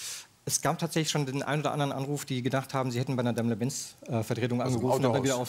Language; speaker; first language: German; native; German